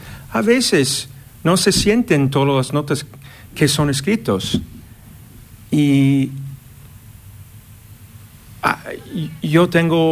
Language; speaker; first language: Spanish; non-native, fluent; English